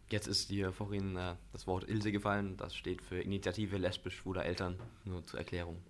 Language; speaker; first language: German; native; German